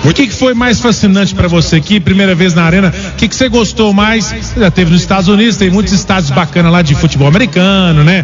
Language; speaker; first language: Portuguese; native; Portuguese